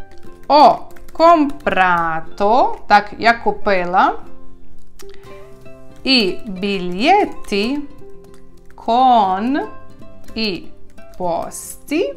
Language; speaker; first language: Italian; non-native, fluent; Ukrainian